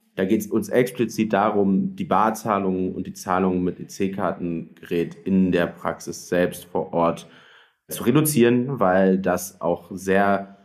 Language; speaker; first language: German; native; German